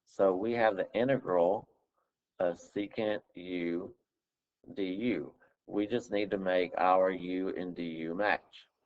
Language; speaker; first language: English; native; English